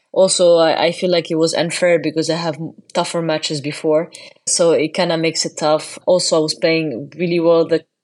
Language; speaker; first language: English; non-native, fluent; Arabic